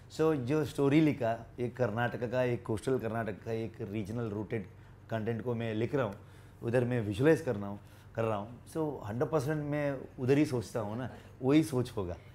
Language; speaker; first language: Hindi; non-native, local second language; Kannada